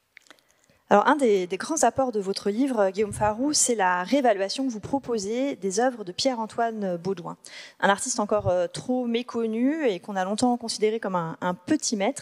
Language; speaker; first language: French; native; French